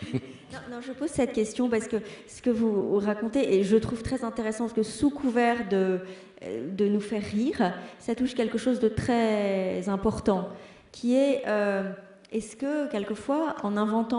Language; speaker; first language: French; native; French